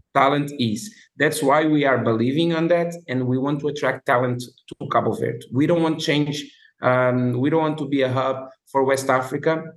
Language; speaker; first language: English; non-native, fluent; Portuguese